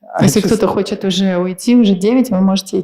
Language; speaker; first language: Russian; native; Russian